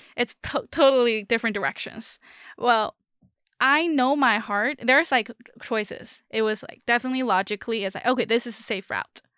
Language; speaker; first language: English; non-native, fluent; Chinese